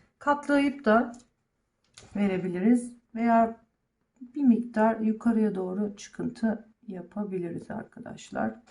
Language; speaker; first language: Turkish; native; Turkish